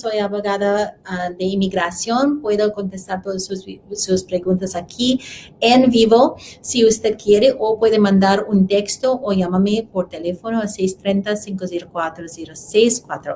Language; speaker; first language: Spanish; non-native, learner; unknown